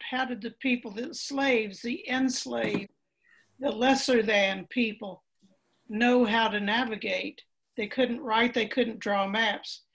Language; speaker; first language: English; native; English